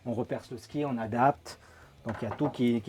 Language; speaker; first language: French; native; French